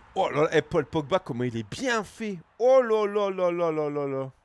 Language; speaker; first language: French; native; French